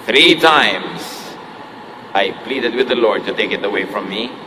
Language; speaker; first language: English; non-native, local second language; Filipino